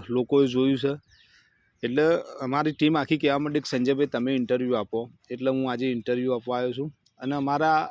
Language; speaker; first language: Gujarati; native; Gujarati